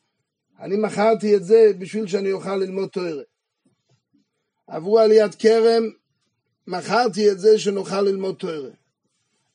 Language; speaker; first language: Hebrew; non-native, fluent; French